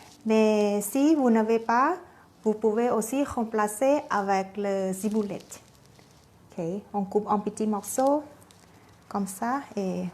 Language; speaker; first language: French; non-native, fluent; Thai